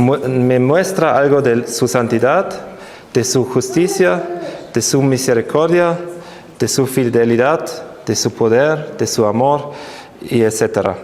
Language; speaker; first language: Spanish; non-native, fluent; German